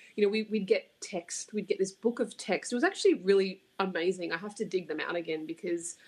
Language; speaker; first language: English; native; English